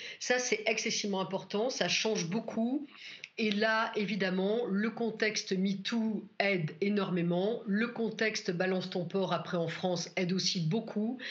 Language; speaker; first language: French; native; French